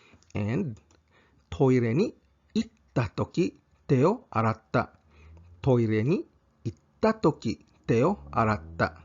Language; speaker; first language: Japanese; non-native, fluent; English